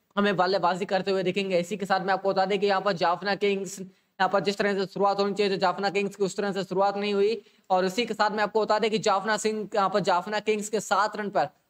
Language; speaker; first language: Hindi; native; Hindi